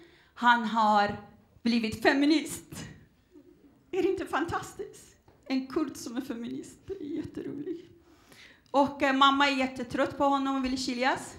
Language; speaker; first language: Swedish; non-native, fluent; Persian